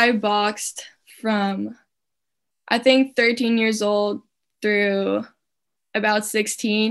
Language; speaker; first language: English; non-native, fluent; French